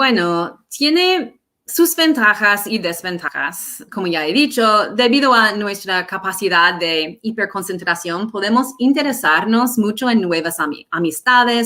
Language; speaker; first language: Spanish; non-native, fluent; English